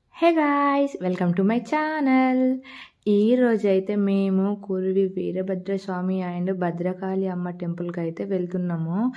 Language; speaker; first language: Telugu; non-native, local second language; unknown